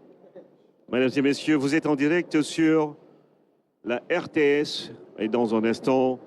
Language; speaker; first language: French; non-native, local second language; Wolof